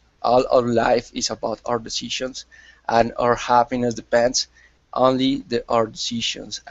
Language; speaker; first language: English; non-native, learner; Spanish